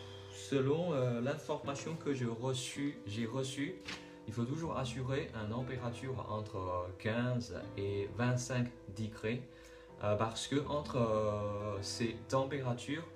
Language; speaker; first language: French; non-native, learner; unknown